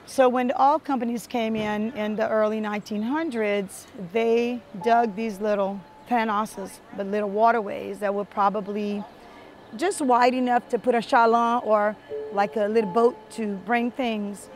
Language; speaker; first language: English; early bilingual, other home language; French